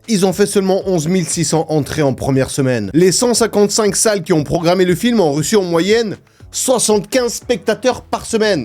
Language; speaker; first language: French; non-native, fluent; Russian